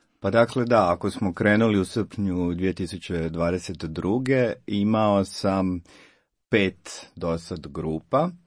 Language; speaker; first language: Croatian; native; Croatian